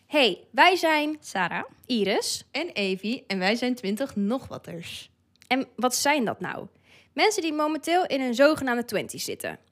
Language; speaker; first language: Dutch; native; Dutch